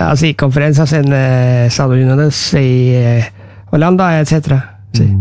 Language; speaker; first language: Spanish; non-native, learner; Norwegian